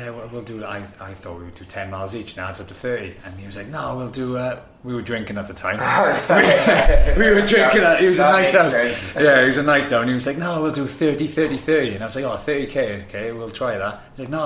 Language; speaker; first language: English; native; English